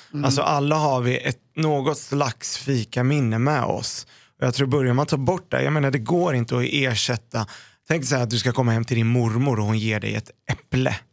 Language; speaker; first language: Swedish; early bilingual, other home language; Arabic